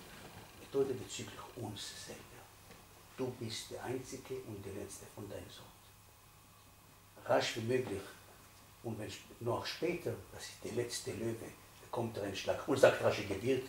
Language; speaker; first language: German; non-native, fluent; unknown